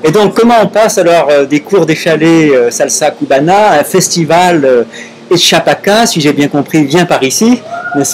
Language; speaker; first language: French; native; French